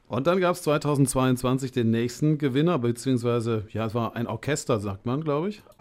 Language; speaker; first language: German; native; German